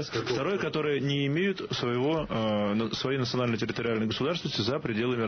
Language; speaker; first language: Russian; native; Russian